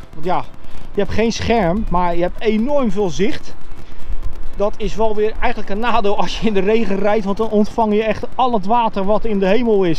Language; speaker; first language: Dutch; native; Dutch